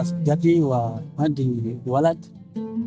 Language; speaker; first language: Arabic; non-native, learner; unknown